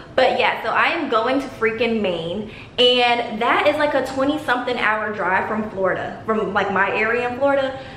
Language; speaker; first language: English; native; English